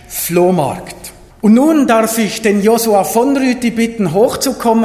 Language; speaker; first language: German; native; German